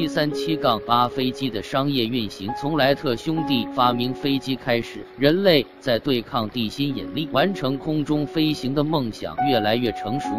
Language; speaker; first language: Chinese; native; Chinese